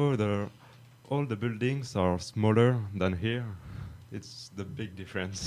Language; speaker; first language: English; non-native, fluent; French